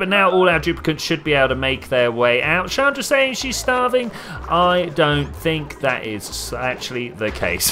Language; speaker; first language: English; native; English